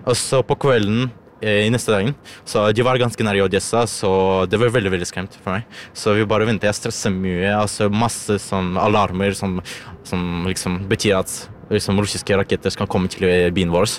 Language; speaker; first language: Norwegian; non-native, learner; Ukrainian